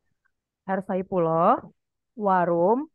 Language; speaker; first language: German; non-native, learner; Indonesian